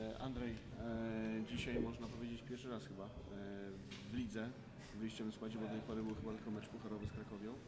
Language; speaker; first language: Polish; native; Polish